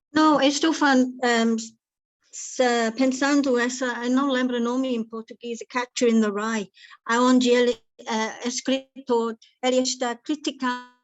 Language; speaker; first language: Portuguese; non-native, learner; English